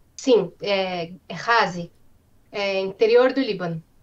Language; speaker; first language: Portuguese; native; Portuguese